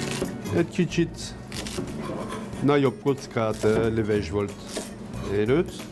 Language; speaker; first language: Hungarian; non-native, learner; French